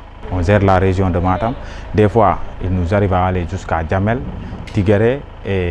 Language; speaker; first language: French; non-native, local second language; Wolof